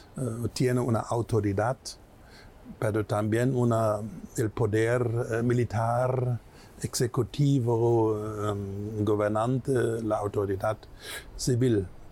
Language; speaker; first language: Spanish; non-native, fluent; German